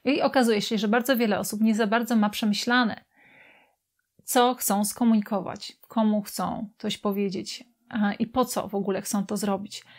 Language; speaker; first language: Polish; native; Polish